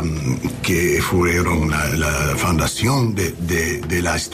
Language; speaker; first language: Spanish; non-native, learner; English